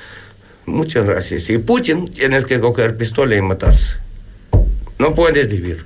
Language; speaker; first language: Spanish; non-native, learner; Ukrainian